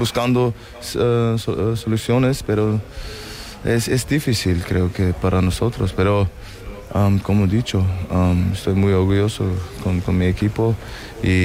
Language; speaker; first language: Spanish; non-native, fluent; German